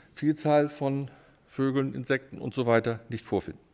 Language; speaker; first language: German; native; German